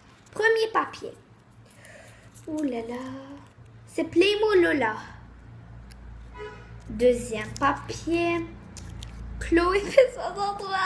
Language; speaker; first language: French; native; French